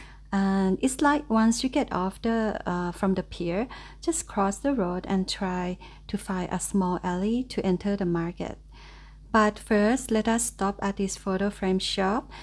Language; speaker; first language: English; non-native, fluent; Thai